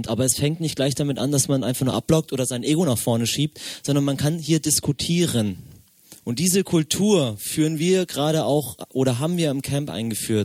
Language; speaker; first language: German; native; German